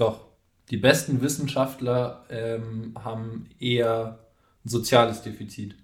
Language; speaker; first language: German; native; German